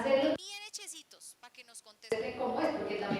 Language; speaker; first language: Spanish; native; Spanish